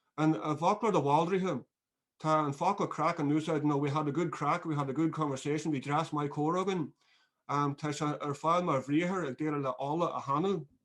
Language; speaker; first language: Irish; native; Irish